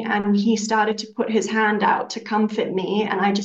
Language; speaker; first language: English; native; English